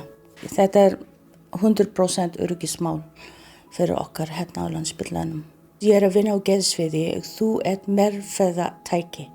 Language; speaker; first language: Icelandic; non-native, fluent; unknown